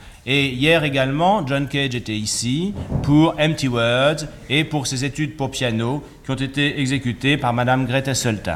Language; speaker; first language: French; native; French